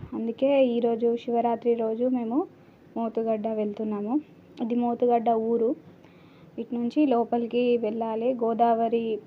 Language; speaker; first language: Telugu; non-native, learner; Marathi